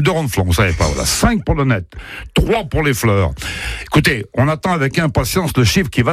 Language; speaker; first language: French; native; French